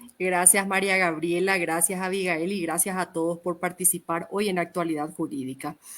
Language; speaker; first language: Spanish; native; Spanish